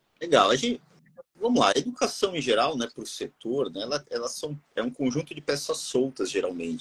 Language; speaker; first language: Portuguese; native; Portuguese